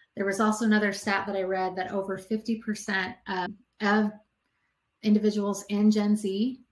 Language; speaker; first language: English; native; English